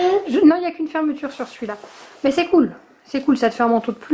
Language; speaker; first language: French; native; French